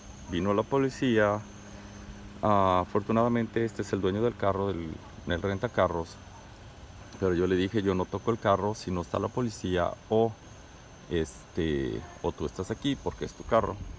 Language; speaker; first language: Spanish; native; Spanish